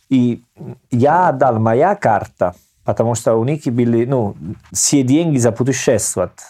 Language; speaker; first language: Russian; non-native, learner; Italian